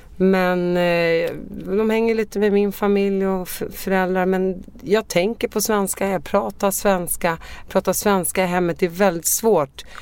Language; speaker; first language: Swedish; early bilingual, other home language; Arabic